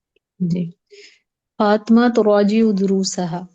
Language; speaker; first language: Arabic; non-native, learner; Urdu